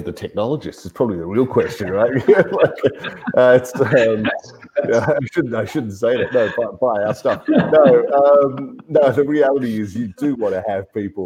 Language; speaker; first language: English; native; English